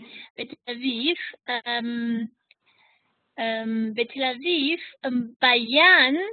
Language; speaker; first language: Hebrew; non-native, learner; German